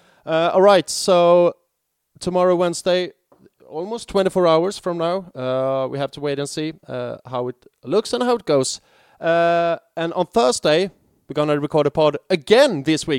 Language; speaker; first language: English; non-native, fluent; Swedish